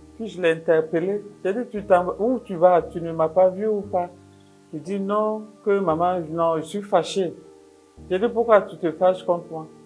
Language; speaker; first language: French; non-native, local second language; Dyula